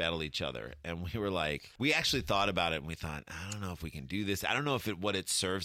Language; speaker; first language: English; native; English